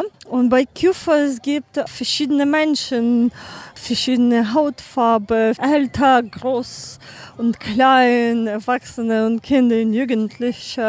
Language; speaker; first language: German; non-native, learner; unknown